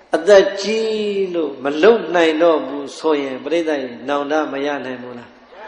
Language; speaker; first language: Burmese; native; Burmese